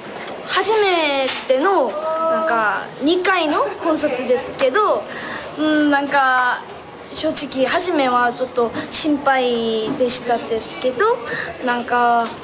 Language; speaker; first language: Japanese; non-native, learner; Korean